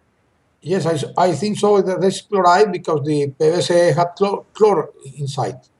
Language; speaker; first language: English; non-native, learner; Spanish